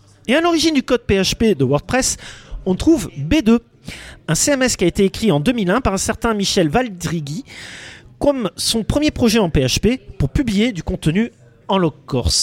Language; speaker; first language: French; native; French